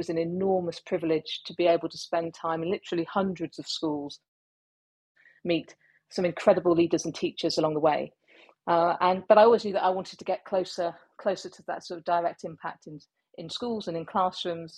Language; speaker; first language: English; native; English